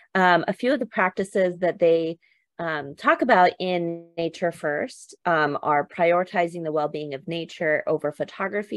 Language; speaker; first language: English; native; English